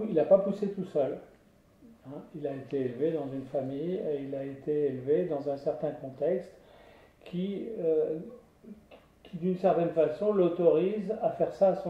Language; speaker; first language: French; native; French